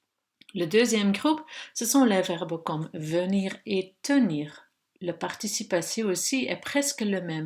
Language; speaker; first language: French; non-native, local second language; Dutch